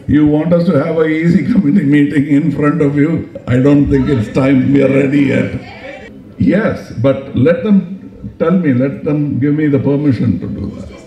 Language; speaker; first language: English; non-native, local second language; Tamil